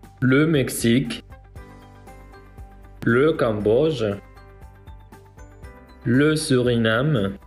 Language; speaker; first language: French; non-native, learner; Spanish